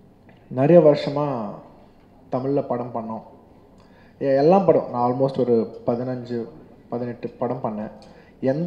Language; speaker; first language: Tamil; non-native, local second language; Telugu